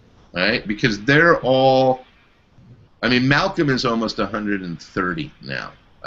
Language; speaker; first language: English; native; English